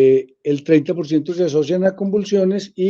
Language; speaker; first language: Spanish; native; Spanish